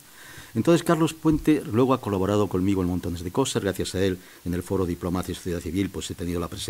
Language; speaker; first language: Spanish; native; Spanish